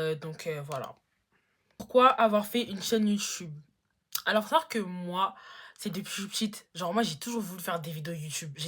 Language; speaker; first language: French; native; French